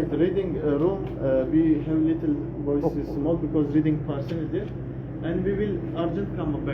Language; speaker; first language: English; non-native, learner; Turkish